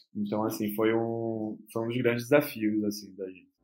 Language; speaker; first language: Portuguese; native; Portuguese